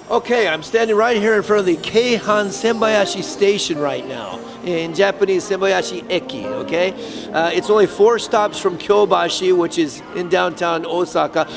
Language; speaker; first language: English; native; English